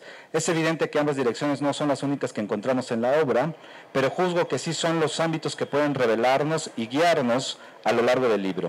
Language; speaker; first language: Spanish; native; Spanish